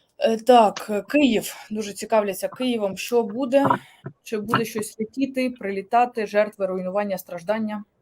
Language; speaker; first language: Ukrainian; native; Ukrainian